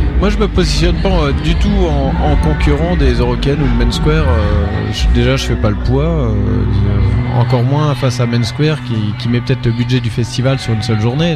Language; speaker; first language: French; native; French